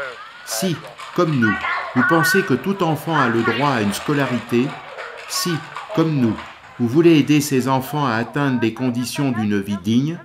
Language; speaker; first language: French; native; French